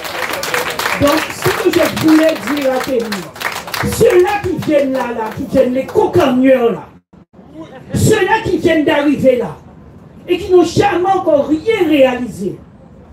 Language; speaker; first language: French; native; French